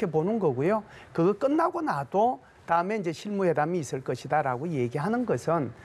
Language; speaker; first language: Korean; native; Korean